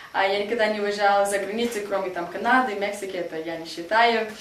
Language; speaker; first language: Russian; early bilingual, heritage; Russian